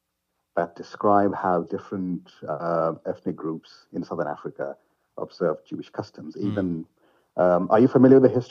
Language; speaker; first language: English; non-native, local second language; Shona